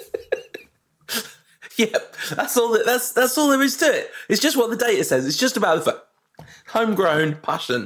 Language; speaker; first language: English; native; English